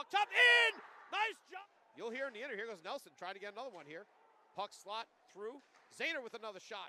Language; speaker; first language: English; native; English